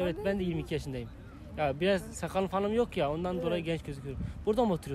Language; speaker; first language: Turkish; native; Turkish